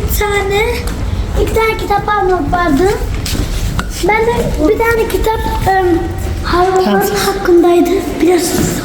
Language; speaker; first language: Turkish; early bilingual, heritage; Turkish